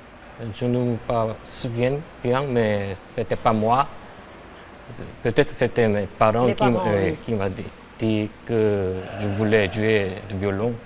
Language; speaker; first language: French; non-native, learner; Korean